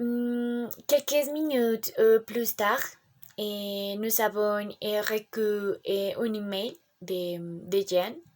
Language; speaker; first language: French; non-native, learner; Spanish